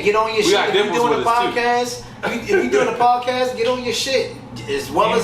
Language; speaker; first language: English; native; English